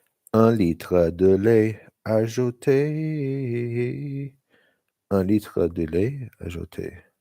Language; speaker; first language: French; non-native, learner; English